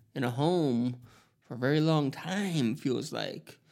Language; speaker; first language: English; native; English